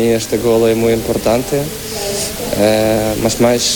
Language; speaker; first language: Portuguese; non-native, learner; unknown